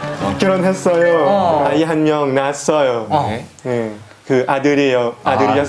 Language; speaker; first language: Korean; non-native, learner; Thai